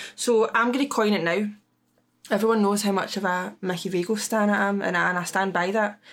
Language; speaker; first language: English; native; English